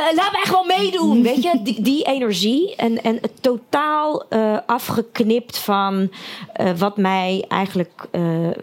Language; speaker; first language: Dutch; early bilingual, other home language; Russian